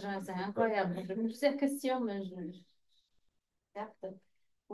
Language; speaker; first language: French; non-native, fluent; Polish